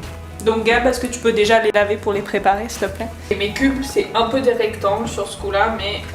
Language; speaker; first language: French; native; French